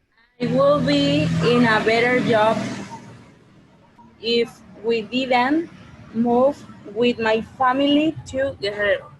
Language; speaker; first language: English; non-native, learner; Spanish